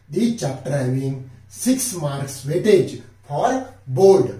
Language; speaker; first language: English; non-native, local second language; Marathi